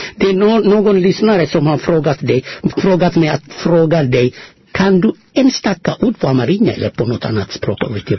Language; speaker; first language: Swedish; non-native, fluent; Amharic